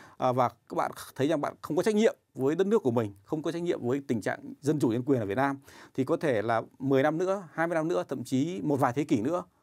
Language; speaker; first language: Vietnamese; native; Vietnamese